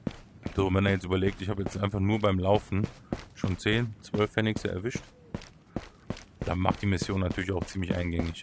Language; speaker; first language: German; native; German